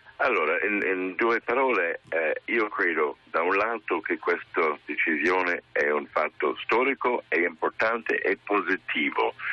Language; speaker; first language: Italian; non-native, fluent; English